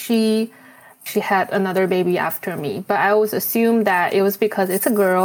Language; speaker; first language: English; non-native, fluent; Chinese